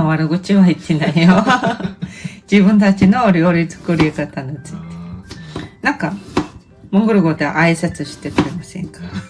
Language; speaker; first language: Japanese; non-native, fluent; Mongolian